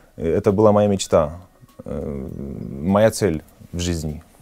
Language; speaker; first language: Russian; non-native, fluent; Polish